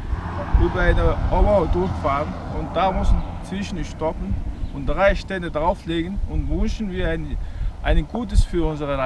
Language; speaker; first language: German; non-native, learner; Mongolian